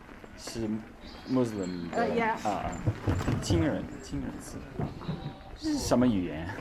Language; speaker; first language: Chinese; non-native, learner; English